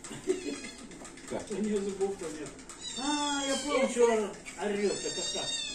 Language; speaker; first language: Russian; native; Russian